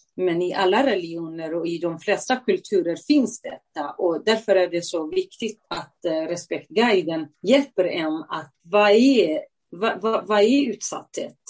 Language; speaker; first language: Swedish; non-native, fluent; Central Kurdish